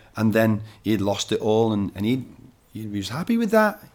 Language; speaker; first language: English; native; English